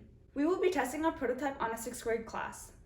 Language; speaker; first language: English; native; English